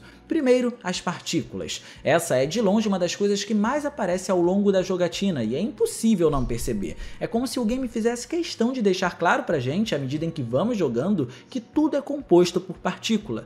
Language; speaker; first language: Portuguese; native; Portuguese